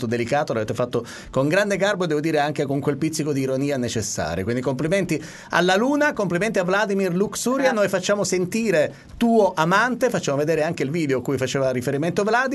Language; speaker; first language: Italian; native; Italian